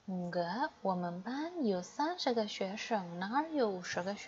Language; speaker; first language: Chinese; non-native, fluent; Indonesian